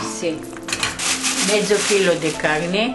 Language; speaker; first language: Italian; non-native, learner; Arabic